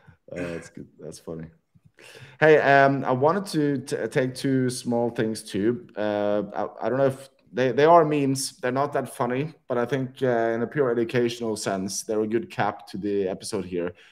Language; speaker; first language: English; non-native, fluent; Norwegian